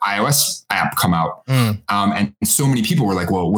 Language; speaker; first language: English; native; English